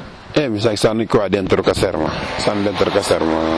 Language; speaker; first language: Italian; non-native, learner; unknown